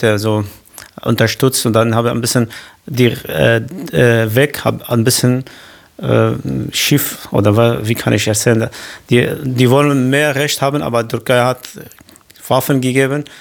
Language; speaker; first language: German; non-native, learner; Kurdish